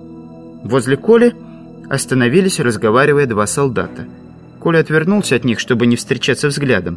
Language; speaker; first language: Russian; native; Russian